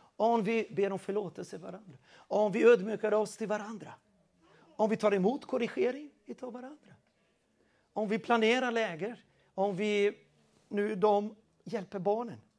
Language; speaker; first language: Swedish; non-native, fluent; Portuguese